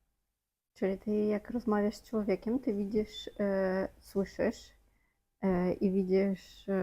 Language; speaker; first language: Polish; non-native, fluent; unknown